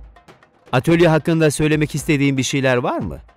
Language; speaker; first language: Turkish; native; Turkish